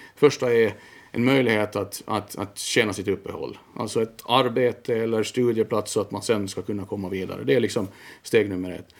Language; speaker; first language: Swedish; native; Swedish